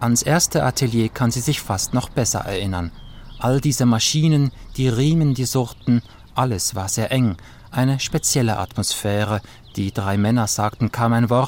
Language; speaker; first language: German; native; German